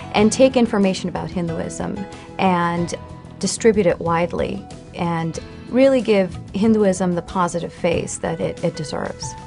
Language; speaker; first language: English; native; English